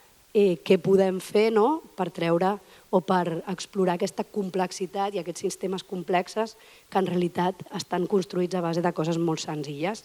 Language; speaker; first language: Catalan; native; Catalan